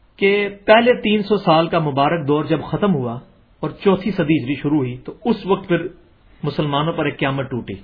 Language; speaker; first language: Urdu; non-native, local second language; Punjabi